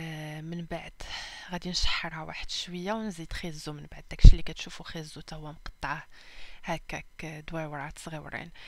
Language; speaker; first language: Arabic; native; Arabic